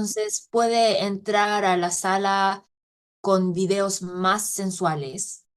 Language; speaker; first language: Spanish; non-native, fluent; Korean